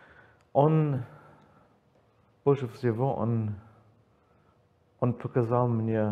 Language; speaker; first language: Russian; non-native, learner; English